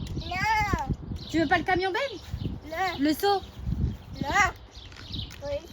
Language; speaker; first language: French; native; French